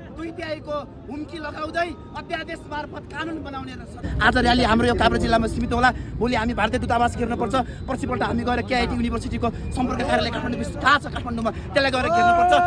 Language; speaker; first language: Nepali; native; Nepali